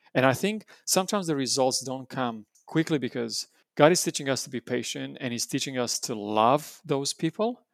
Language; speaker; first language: English; non-native, fluent; Romanian